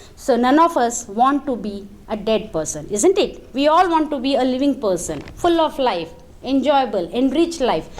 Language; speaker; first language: English; non-native, local second language; Marathi